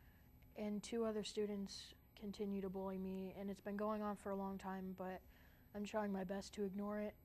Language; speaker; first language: English; native; English